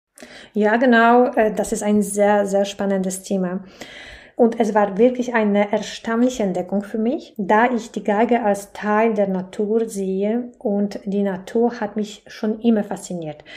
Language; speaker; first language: German; non-native, fluent; Polish